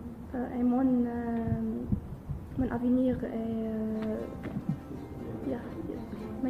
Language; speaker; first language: French; non-native, learner; Arabic